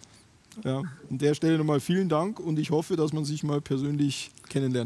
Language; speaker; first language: German; native; German